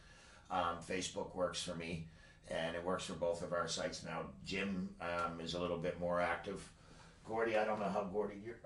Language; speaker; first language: English; native; English